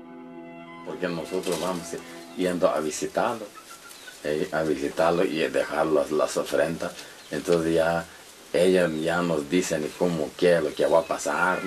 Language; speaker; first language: Spanish; non-native, local second language; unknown